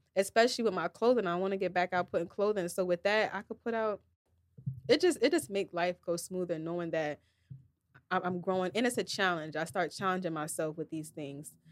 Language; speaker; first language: English; native; English